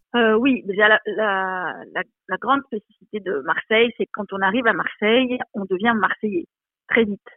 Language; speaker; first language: French; native; French